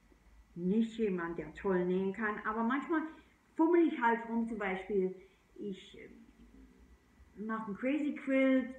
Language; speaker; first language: German; non-native, fluent; English